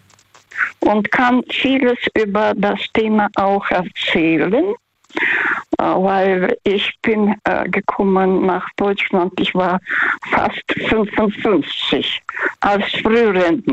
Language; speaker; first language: German; non-native, fluent; Russian